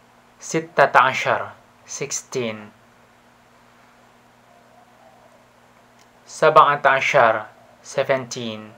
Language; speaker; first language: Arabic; non-native, learner; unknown